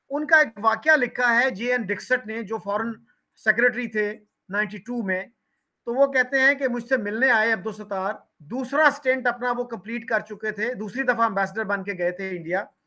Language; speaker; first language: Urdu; non-native, local second language; Punjabi